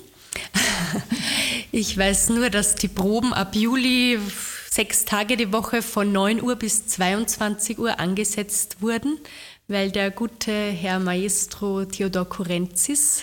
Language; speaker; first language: German; native; German